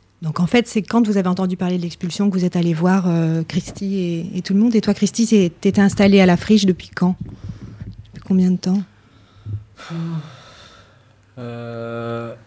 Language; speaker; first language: French; native; French